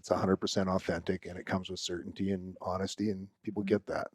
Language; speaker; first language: English; native; English